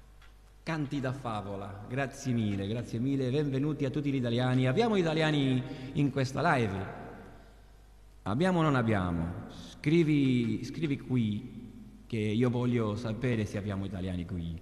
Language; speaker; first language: Italian; non-native, learner; Spanish